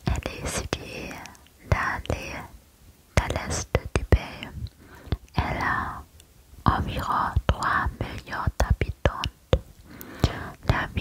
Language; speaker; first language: French; non-native, learner; German